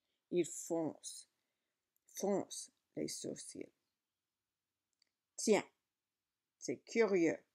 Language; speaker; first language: French; non-native, learner; English